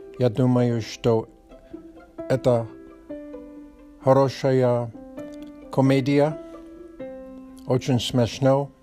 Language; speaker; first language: Russian; non-native, learner; Polish